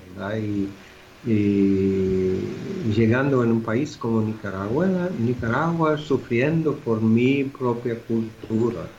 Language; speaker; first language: Spanish; non-native, fluent; English